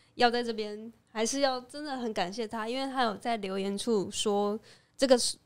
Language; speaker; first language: Chinese; native; Chinese